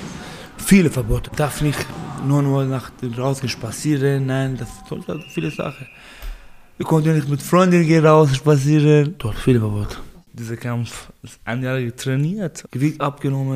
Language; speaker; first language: German; non-native, learner; Persian